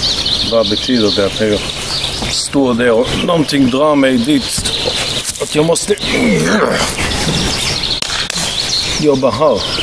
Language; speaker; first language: Swedish; non-native, fluent; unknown